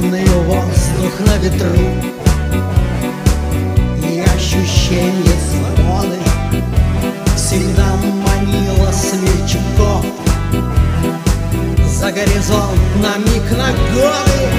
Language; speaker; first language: Russian; native; Russian